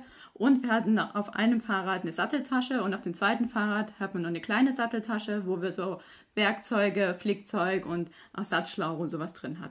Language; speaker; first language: German; native; German